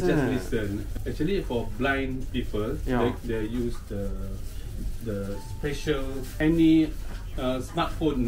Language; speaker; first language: English; non-native, local second language; Malay